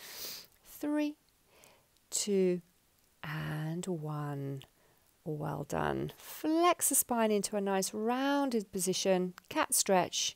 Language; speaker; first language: English; native; English